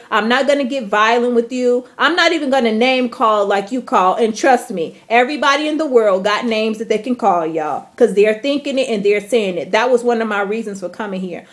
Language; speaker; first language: English; native; English